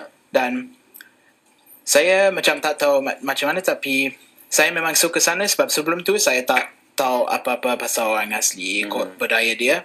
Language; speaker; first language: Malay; non-native, fluent; English